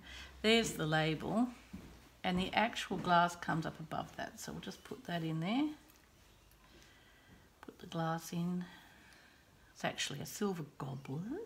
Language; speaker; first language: English; native; English